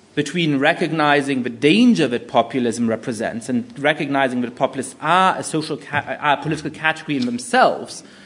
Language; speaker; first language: English; non-native, fluent; German